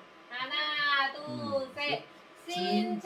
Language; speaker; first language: Korean; non-native, learner; Vietnamese